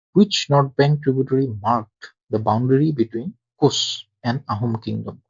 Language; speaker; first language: English; non-native, local second language; Assamese